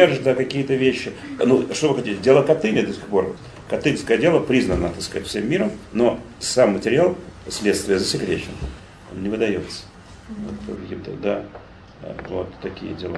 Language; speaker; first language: Russian; native; Russian